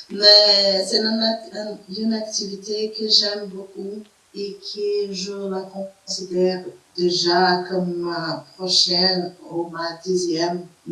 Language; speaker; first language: French; non-native, fluent; Portuguese